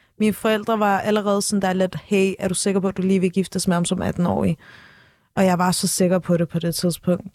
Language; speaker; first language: Danish; early bilingual, other home language; Turkish